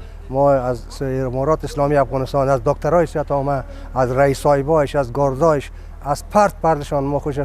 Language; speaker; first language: Persian; native; Persian